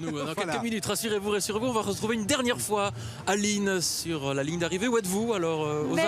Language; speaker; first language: French; native; French